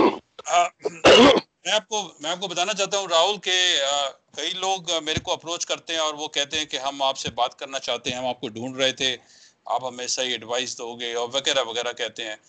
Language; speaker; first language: Hindi; non-native, local second language; Punjabi